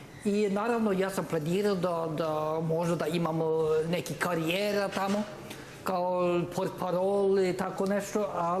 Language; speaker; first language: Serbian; non-native, learner; Norwegian